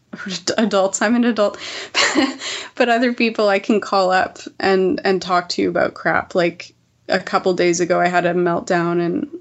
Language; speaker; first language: English; native; English